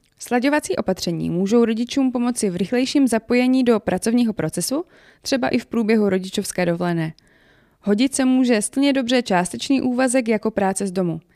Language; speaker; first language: Czech; native; Czech